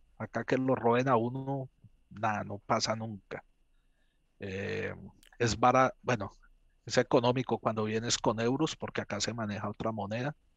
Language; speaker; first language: Spanish; native; Spanish